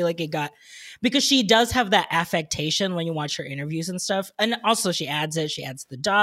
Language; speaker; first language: English; non-native, local second language; Filipino